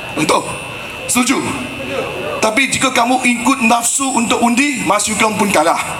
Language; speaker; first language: Malay; non-native, local second language; Chinese